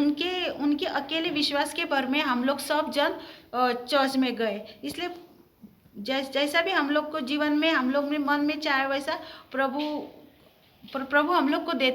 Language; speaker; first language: Hindi; early bilingual, heritage; Hindi